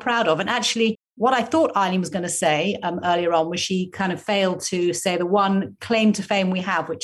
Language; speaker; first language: English; native; English